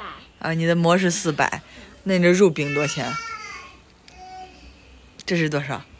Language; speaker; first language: Chinese; native; Chinese